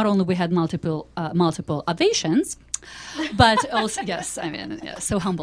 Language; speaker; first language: English; non-native, fluent; Ukrainian